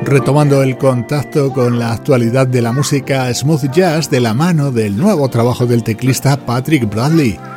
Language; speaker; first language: Spanish; native; Spanish